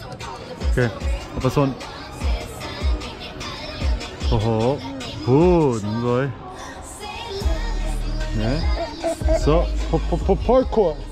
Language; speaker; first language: Korean; early bilingual, heritage; English